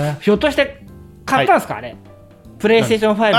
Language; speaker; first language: Japanese; native; Japanese